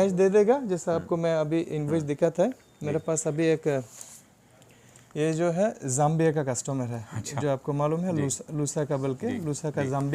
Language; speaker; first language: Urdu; non-native, fluent; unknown